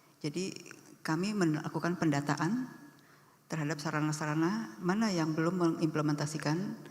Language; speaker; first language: Indonesian; native; Indonesian